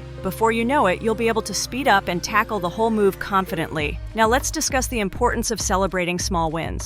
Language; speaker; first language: English; non-native, fluent; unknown